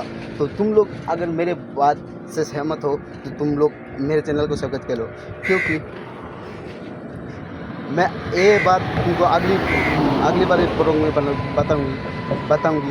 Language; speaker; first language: Hindi; non-native, local second language; Bangla